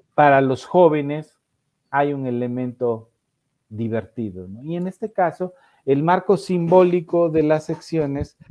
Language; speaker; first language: Spanish; native; Spanish